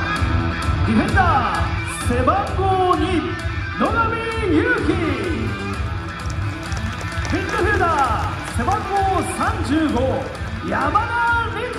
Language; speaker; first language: Japanese; native; Japanese